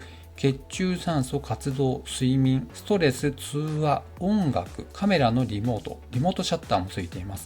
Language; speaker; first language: Japanese; native; Japanese